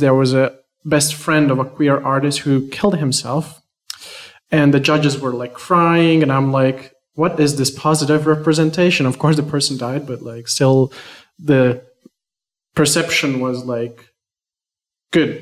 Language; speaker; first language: English; non-native, fluent; Latvian